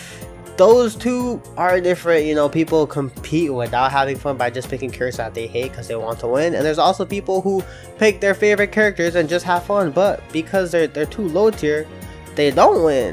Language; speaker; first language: English; native; English